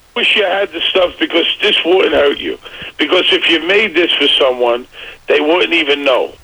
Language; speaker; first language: English; native; English